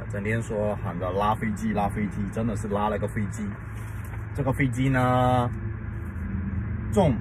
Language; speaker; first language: Chinese; native; Chinese